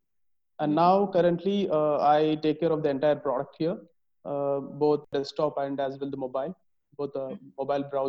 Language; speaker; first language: English; non-native, local second language; Telugu